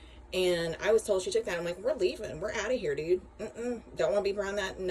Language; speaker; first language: English; native; English